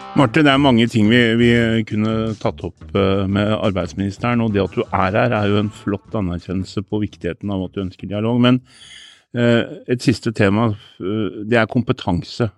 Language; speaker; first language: Norwegian; native; Norwegian